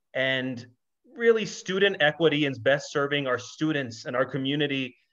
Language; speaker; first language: English; native; English